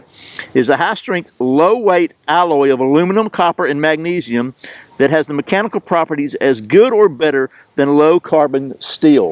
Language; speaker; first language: English; native; English